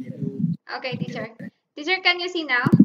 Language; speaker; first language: English; non-native, learner; Thai